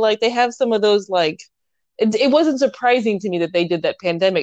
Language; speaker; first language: English; native; English